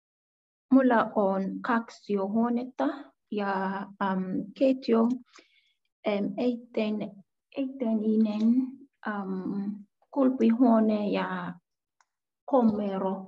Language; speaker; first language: Finnish; non-native, learner; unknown